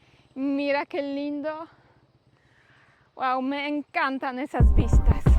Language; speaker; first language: Spanish; non-native, learner; Polish